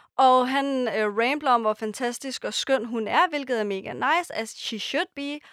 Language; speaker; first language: Danish; early bilingual, other home language; Persian